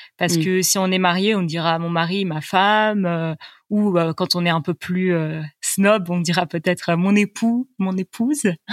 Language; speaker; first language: French; native; French